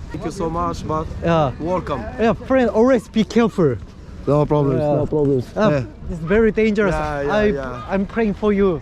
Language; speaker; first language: English; non-native, learner; Arabic